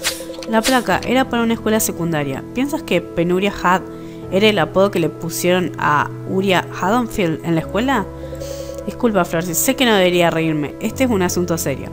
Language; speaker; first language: Spanish; native; Spanish